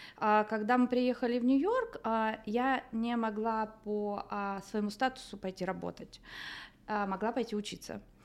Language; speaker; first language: Russian; native; Russian